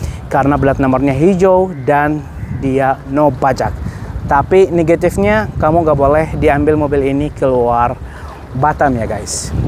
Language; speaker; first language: Indonesian; non-native, fluent; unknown